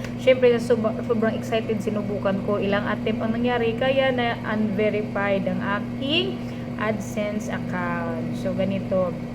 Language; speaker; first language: Filipino; non-native, local second language; Cebuano